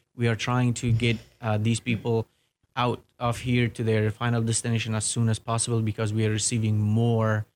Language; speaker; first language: English; non-native, fluent; Persian